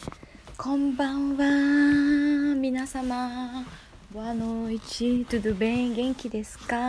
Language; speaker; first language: Japanese; native; Japanese